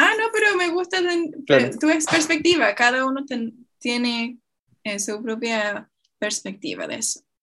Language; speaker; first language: Spanish; non-native, fluent; English